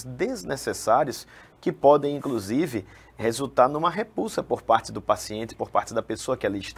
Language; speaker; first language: Portuguese; native; Portuguese